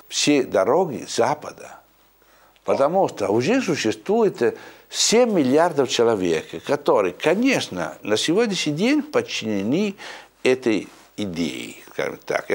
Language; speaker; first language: Russian; non-native, fluent; Italian